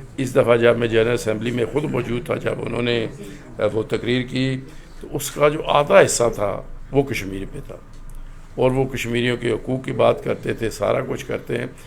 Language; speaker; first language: Urdu; non-native, local second language; Pahari-Potwari